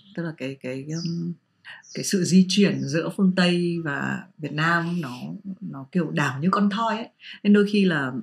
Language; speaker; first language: Vietnamese; native; Vietnamese